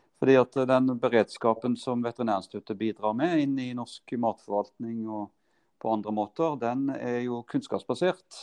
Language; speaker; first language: Norwegian; native; Norwegian